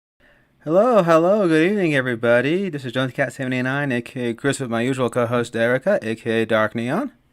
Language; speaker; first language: English; native; English